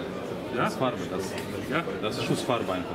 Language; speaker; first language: German; non-native, learner; Russian